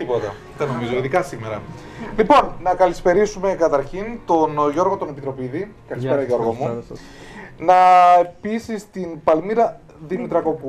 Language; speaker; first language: Greek; native; Greek